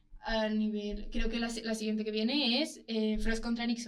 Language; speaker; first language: Spanish; native; Spanish